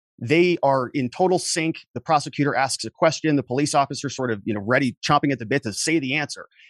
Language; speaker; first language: English; native; English